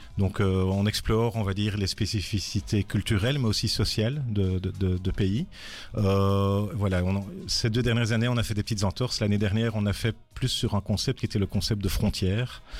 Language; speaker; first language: French; native; French